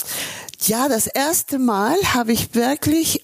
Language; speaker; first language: German; non-native, fluent; Spanish